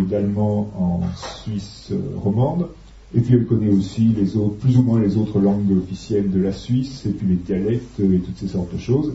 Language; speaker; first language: French; native; French